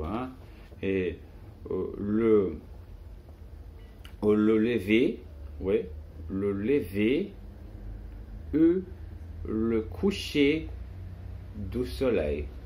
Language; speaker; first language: French; non-native, learner; Portuguese